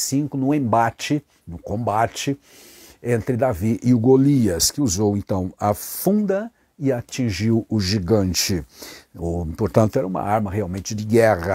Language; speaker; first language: Portuguese; native; Portuguese